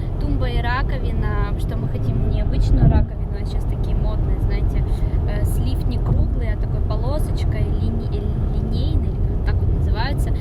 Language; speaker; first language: Russian; native; Russian